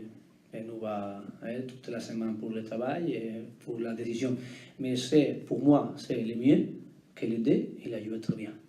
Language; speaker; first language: French; non-native, learner; Spanish